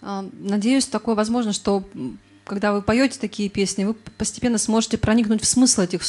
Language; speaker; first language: Russian; native; Russian